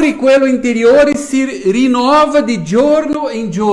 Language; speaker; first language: Italian; non-native, fluent; Portuguese